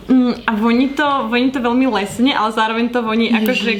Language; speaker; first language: Slovak; native; Slovak